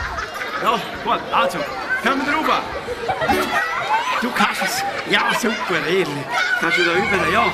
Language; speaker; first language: German; native; German